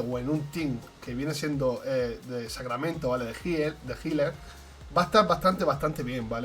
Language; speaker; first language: Spanish; native; Spanish